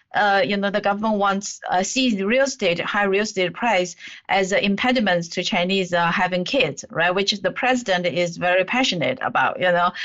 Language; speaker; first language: English; non-native, fluent; Chinese